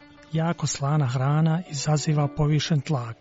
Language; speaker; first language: Croatian; native; Croatian